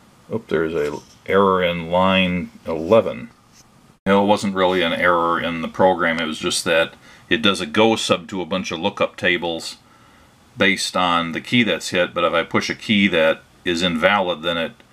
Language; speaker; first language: English; native; English